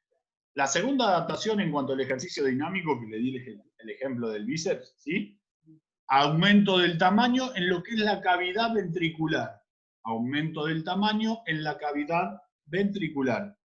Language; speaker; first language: Spanish; native; Spanish